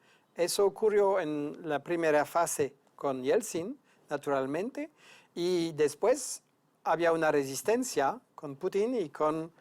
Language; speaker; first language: Spanish; non-native, fluent; French